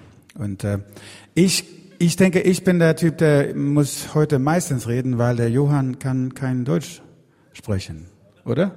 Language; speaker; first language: German; non-native, learner; Swedish